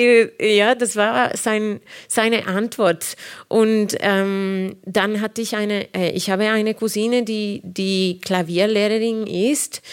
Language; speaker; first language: German; non-native, fluent; Spanish